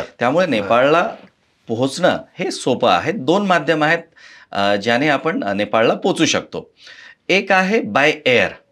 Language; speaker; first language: Marathi; non-native, fluent; Nepali